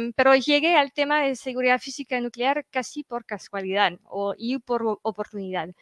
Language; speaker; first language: Spanish; non-native, fluent; French